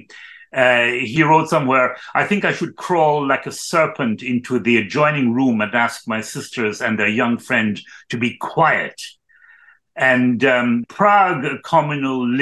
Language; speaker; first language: English; native; English